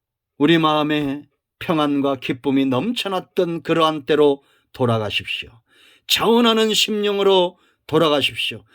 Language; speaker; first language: Korean; native; Korean